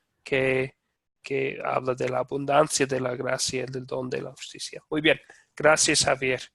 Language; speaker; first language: Spanish; non-native, fluent; English